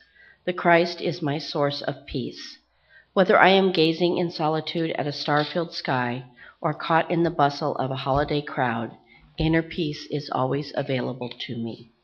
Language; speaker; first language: English; native; English